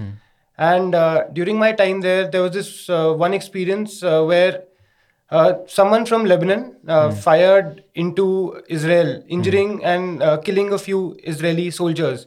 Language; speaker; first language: English; non-native, local second language; Hindi